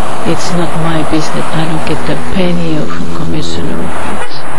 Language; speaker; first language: English; non-native, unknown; Finnish